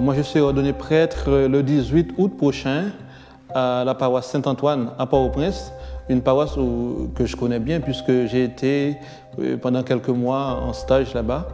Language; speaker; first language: French; non-native, local second language; Haitian Creole